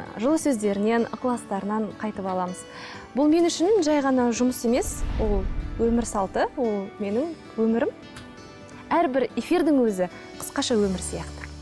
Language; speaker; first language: Kazakh; non-native, local second language; Russian